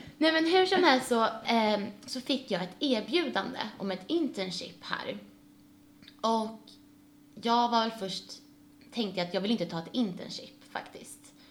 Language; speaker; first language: Swedish; native; Swedish